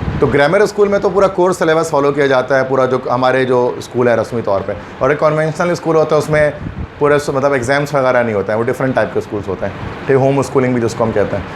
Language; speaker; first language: Urdu; native; Urdu